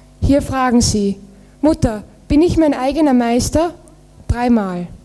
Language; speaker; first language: German; native; German